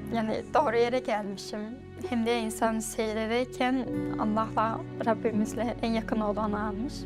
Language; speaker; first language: Turkish; non-native, fluent; Mongolian